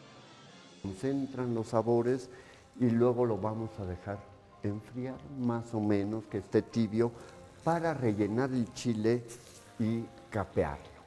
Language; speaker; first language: Spanish; native; Spanish